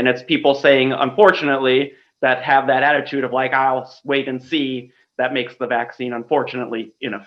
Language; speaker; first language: English; native; English